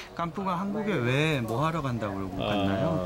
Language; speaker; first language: Korean; native; Korean